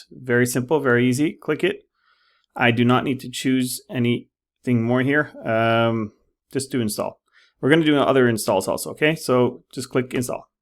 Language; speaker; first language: English; non-native, fluent; Norwegian